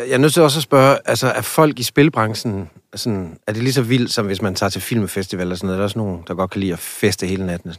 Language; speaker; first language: Danish; native; Danish